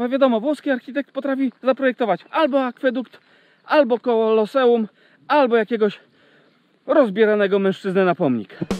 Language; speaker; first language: Polish; native; Polish